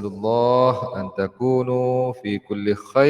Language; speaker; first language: Arabic; non-native, fluent; Malay